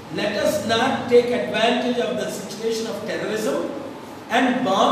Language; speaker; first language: English; non-native, local second language; Telugu